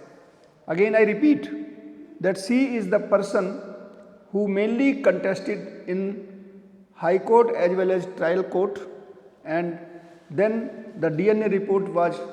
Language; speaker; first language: English; non-native, local second language; Hindi